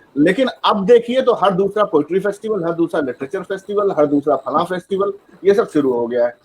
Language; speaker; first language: Hindi; native; Hindi